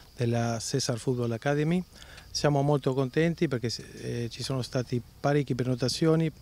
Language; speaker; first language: Italian; early bilingual, heritage; Italian